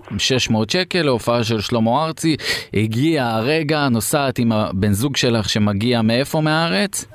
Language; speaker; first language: Hebrew; native; Hebrew